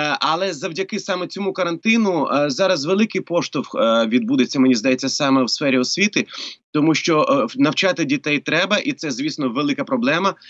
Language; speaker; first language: Ukrainian; native; Ukrainian